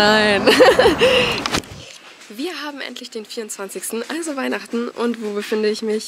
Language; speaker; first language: German; native; German